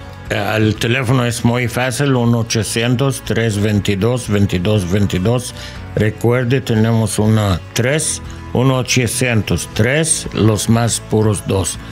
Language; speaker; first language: Spanish; non-native, fluent; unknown